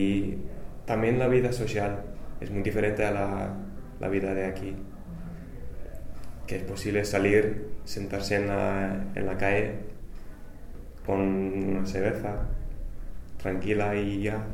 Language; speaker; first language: Spanish; non-native, fluent; English